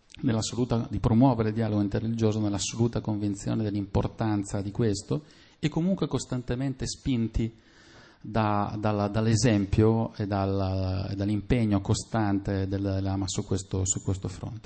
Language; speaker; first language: Italian; native; Italian